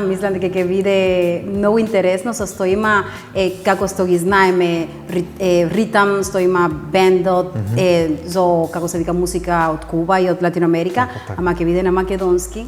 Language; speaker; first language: Macedonian; non-native, learner; Spanish